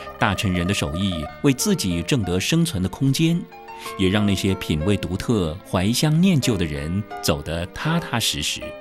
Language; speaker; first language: Chinese; native; Chinese